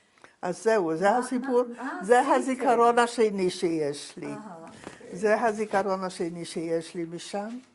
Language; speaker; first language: Hebrew; non-native, fluent; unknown